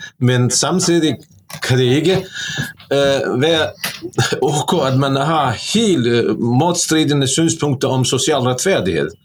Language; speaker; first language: Norwegian; non-native, fluent; Bosnian